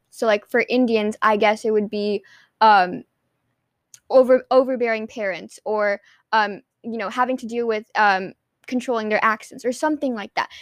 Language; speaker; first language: English; early bilingual, other home language; Hindi